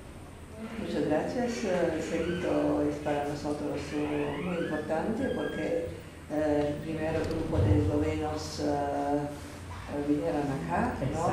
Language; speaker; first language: Spanish; non-native, learner; Slovenian